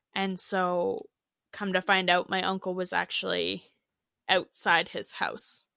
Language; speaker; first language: English; native; English